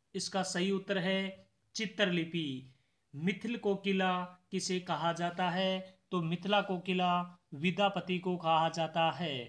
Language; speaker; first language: Hindi; native; Hindi